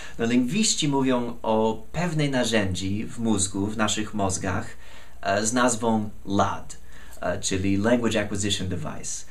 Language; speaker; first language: Polish; non-native, fluent; English